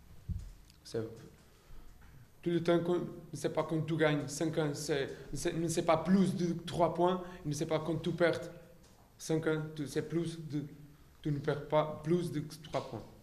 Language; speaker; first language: French; non-native, learner; Portuguese